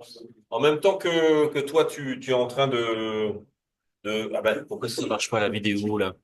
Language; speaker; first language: French; native; French